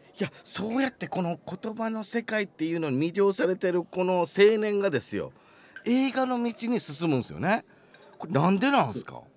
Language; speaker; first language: Japanese; native; Japanese